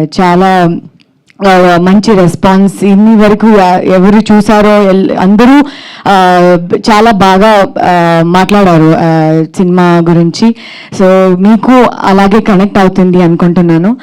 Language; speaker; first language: Telugu; non-native, learner; Kannada